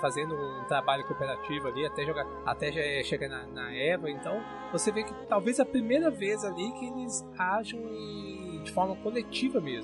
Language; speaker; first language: Portuguese; native; Portuguese